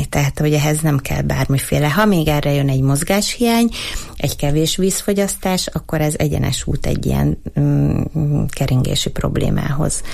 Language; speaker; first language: Hungarian; native; Hungarian